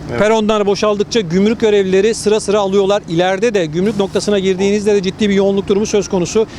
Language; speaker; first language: Turkish; native; Turkish